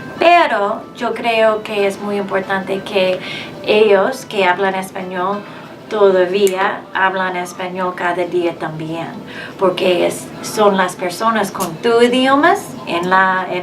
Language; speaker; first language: Spanish; non-native, fluent; English